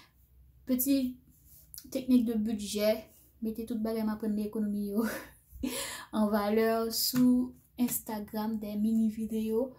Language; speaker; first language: French; non-native, learner; Haitian Creole